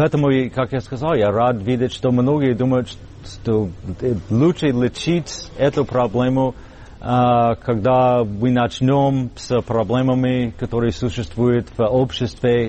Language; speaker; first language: Russian; non-native, fluent; English